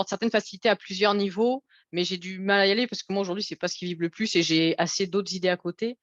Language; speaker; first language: French; native; French